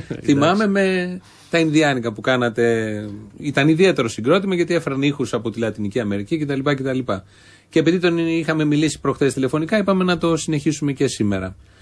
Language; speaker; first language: Greek; native; Greek